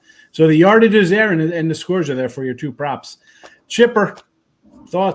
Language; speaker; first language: English; native; English